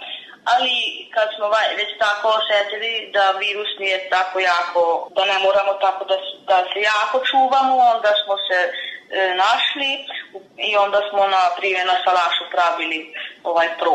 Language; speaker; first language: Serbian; non-native, local second language; Hungarian